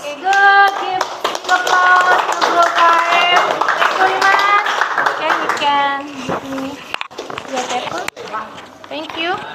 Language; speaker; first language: English; non-native, fluent; Indonesian